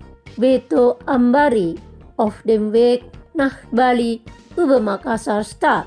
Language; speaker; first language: German; non-native, fluent; Indonesian